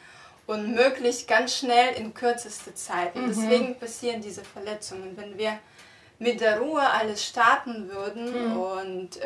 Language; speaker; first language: German; non-native, fluent; Russian